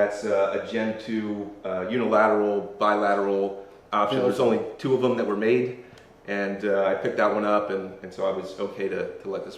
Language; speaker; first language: English; native; English